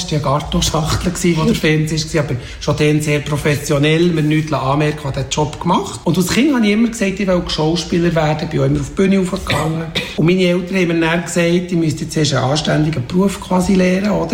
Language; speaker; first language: German; native; German